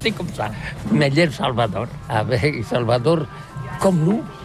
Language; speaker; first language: French; non-native, learner; Catalan